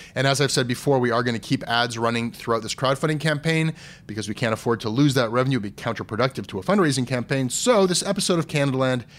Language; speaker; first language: English; native; English